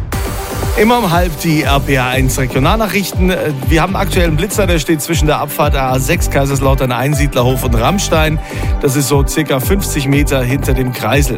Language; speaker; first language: German; native; German